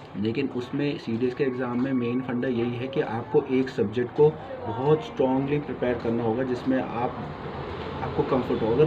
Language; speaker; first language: Hindi; native; Hindi